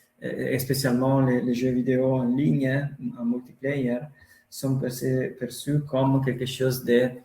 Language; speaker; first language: French; non-native, fluent; Italian